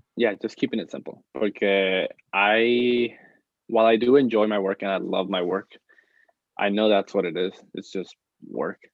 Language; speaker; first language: English; non-native, fluent; Spanish